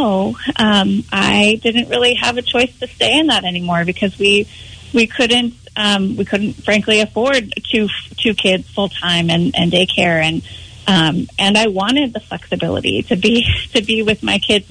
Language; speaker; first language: English; native; English